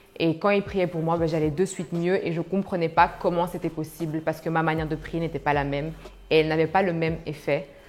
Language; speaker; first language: French; early bilingual, other home language; Arabic